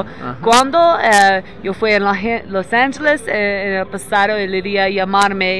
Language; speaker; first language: Spanish; non-native, learner; English